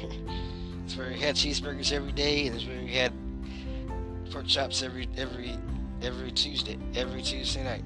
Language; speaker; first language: English; native; English